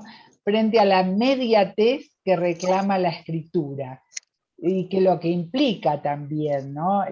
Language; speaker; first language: Spanish; native; Spanish